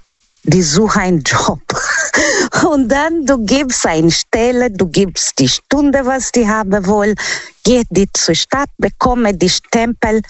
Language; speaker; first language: German; non-native, learner; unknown